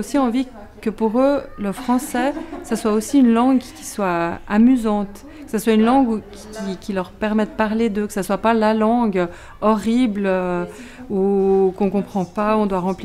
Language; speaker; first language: French; native; French